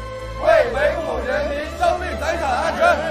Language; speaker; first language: Chinese; native; Chinese